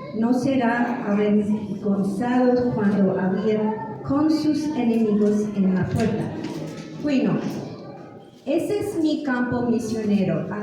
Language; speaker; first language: Spanish; non-native, fluent; English